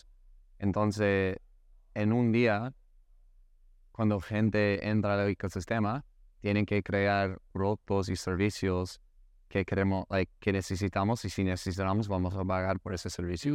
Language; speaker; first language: Spanish; non-native, learner; English